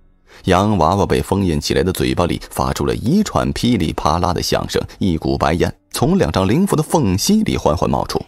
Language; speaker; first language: Chinese; native; Chinese